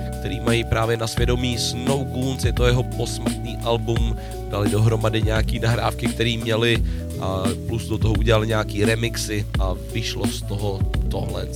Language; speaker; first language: Czech; native; Czech